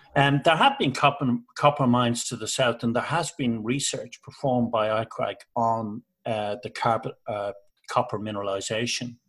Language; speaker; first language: English; native; English